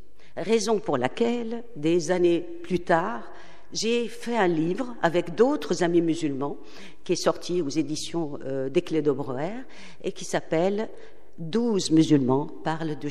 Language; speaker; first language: French; non-native, local second language; Arabic